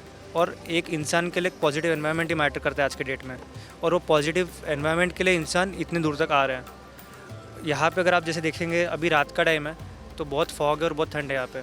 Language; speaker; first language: Hindi; native; Hindi